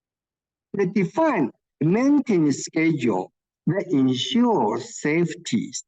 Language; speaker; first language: English; non-native, fluent; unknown